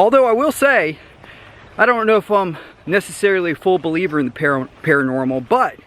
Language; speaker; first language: English; native; English